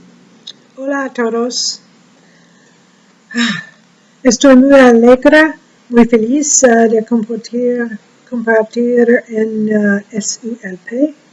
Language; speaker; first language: Spanish; non-native, learner; English